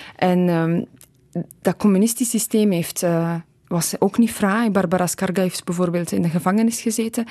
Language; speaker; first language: Dutch; early bilingual, other home language; Polish